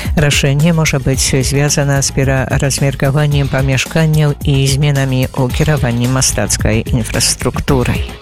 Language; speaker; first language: Belarusian; native; Belarusian